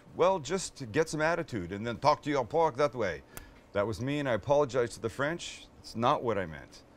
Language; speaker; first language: English; native; English